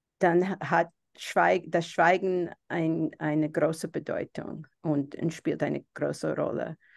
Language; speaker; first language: German; non-native, fluent; English